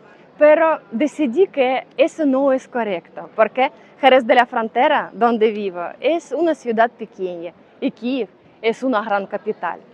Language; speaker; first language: Spanish; non-native, learner; Ukrainian